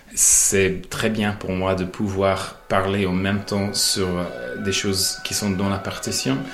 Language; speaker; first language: French; non-native, fluent; English